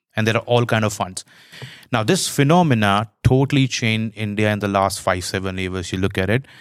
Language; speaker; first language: English; non-native, local second language; Hindi